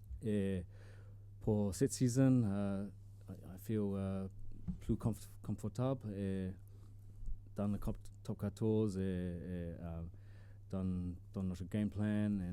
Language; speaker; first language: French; non-native, learner; English